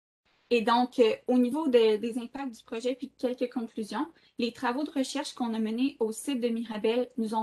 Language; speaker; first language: French; native; French